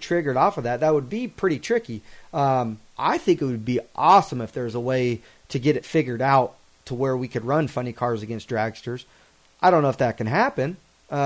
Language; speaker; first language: English; native; English